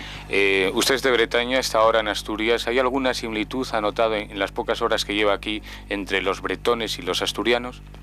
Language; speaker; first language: Spanish; native; Spanish